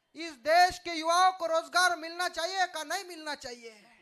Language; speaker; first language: Hindi; non-native, local second language; Marathi